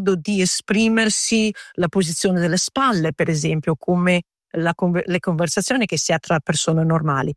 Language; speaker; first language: Italian; early bilingual, heritage; Italian